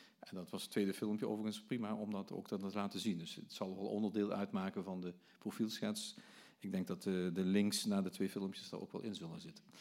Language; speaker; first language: Dutch; native; Dutch